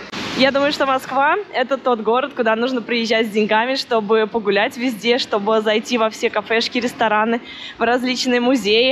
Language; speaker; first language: Russian; native; Russian